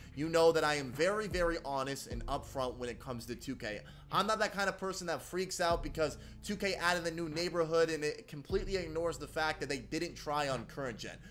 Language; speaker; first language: English; native; English